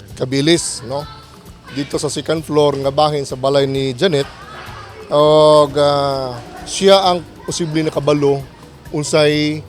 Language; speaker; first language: Cebuano; native; Cebuano